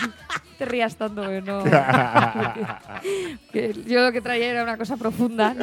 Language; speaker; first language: Spanish; native; Spanish